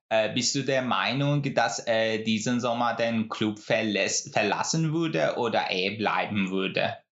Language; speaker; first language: German; non-native, fluent; Persian